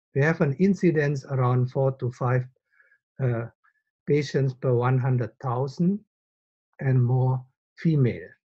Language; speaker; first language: English; non-native, fluent; Indonesian